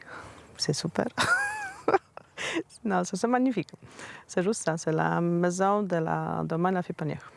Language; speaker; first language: French; non-native, learner; Polish